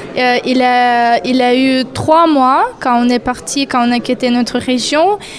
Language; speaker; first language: French; non-native, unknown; Ukrainian